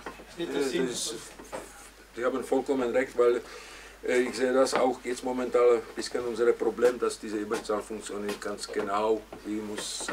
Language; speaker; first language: German; non-native, fluent; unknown